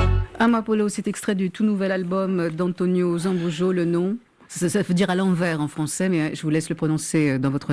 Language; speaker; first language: French; native; French